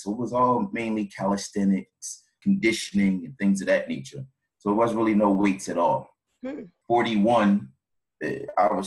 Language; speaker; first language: English; native; English